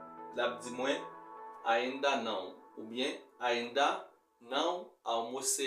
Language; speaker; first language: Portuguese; non-native, fluent; Haitian Creole